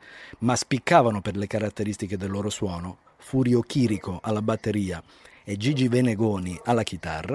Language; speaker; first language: Italian; native; Italian